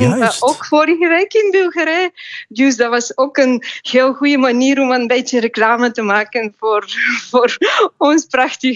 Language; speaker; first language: Dutch; non-native, fluent; Bulgarian